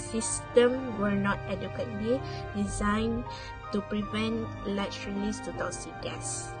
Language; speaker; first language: English; non-native, local second language; Malay